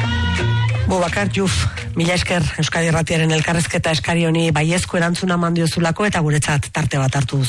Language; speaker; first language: Basque; native; Basque